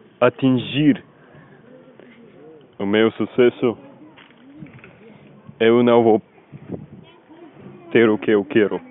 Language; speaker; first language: Portuguese; non-native, learner; Spanish